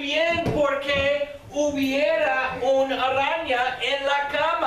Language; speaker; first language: Spanish; non-native, fluent; English